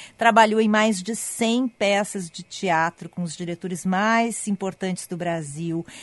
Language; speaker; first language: Portuguese; native; Portuguese